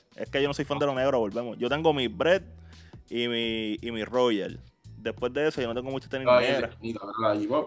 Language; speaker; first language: Spanish; native; Spanish